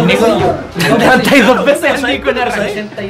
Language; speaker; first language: Spanish; native; Spanish